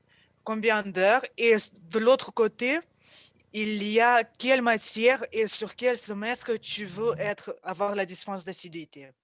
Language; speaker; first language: French; non-native, fluent; Russian